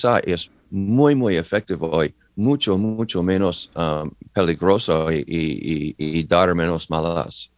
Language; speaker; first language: Spanish; non-native, learner; English